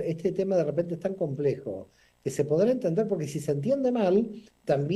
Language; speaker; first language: Spanish; native; Spanish